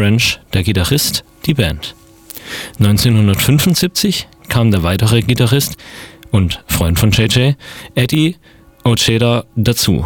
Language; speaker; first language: German; native; German